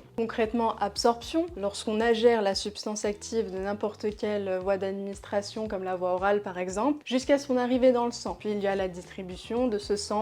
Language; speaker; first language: French; native; French